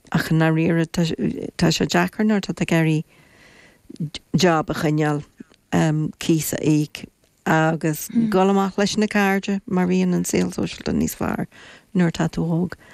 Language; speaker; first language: Irish; non-native, local second language; English